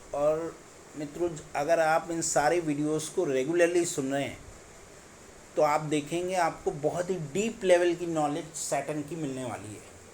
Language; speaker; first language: Hindi; native; Hindi